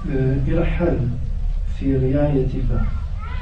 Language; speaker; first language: Arabic; non-native, learner; French